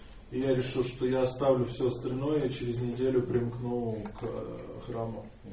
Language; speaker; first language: Russian; native; Russian